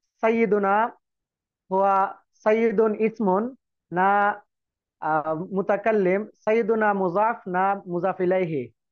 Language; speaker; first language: Arabic; non-native, learner; Bangla